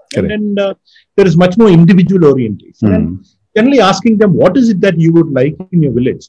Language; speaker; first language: English; non-native, local second language; Malayalam